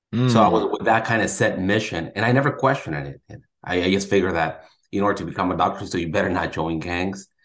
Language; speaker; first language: English; native; English